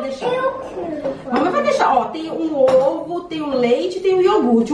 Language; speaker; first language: Portuguese; native; Portuguese